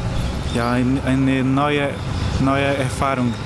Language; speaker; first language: German; non-native, learner; Portuguese